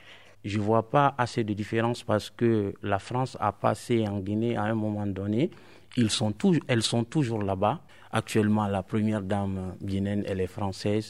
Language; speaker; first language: French; non-native, local second language; Mandingo